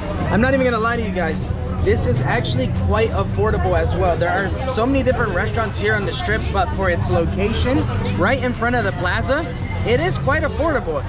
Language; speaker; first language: English; native; English